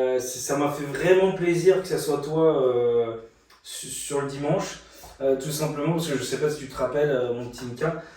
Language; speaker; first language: French; native; French